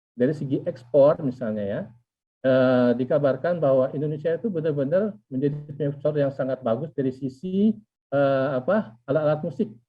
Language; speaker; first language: Indonesian; native; Indonesian